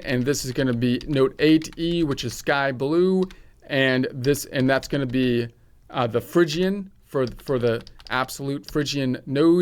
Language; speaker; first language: English; native; English